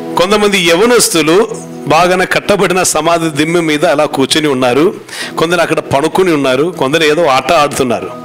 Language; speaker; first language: Telugu; non-native, fluent; Malayalam